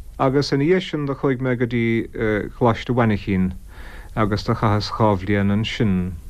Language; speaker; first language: Irish; non-native, local second language; English